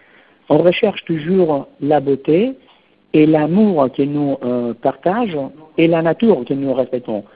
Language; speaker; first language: French; non-native, fluent; Italian